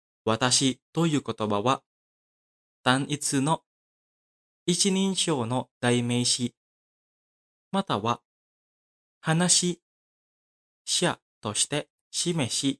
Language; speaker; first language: Japanese; non-native, fluent; Indonesian